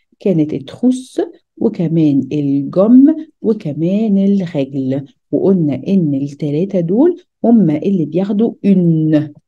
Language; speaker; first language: Arabic; native; Arabic